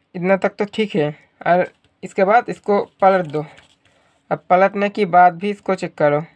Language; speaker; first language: Hindi; non-native, local second language; Bangla